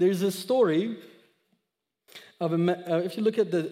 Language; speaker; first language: English; non-native, fluent; Persian